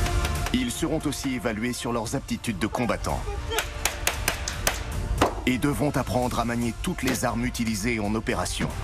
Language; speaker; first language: French; native; French